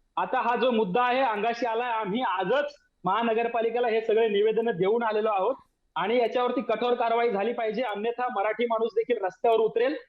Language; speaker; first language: Marathi; native; Marathi